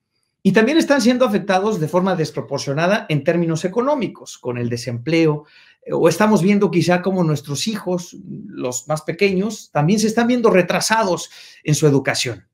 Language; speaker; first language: Spanish; native; Spanish